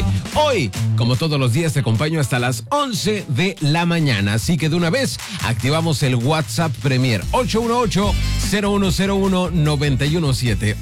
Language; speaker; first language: Spanish; native; Spanish